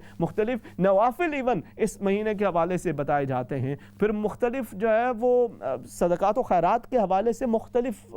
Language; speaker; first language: Urdu; native; Urdu